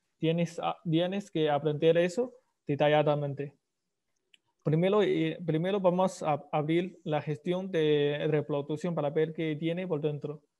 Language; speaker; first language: Spanish; non-native, fluent; Chinese